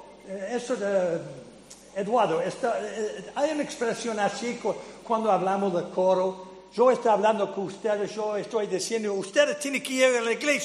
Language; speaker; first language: Spanish; non-native, fluent; English